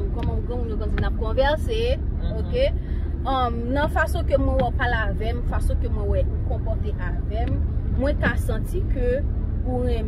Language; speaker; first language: French; non-native, local second language; Haitian Creole